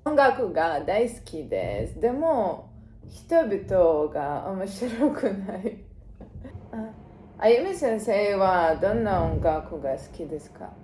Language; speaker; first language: Japanese; non-native, learner; Russian